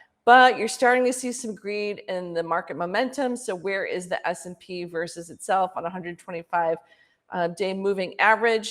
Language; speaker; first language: English; native; English